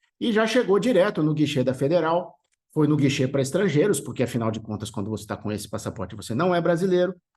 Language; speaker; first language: Portuguese; native; Portuguese